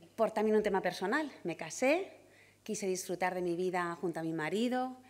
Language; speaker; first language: Spanish; native; Spanish